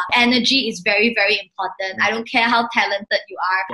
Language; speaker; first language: English; non-native, local second language; Chinese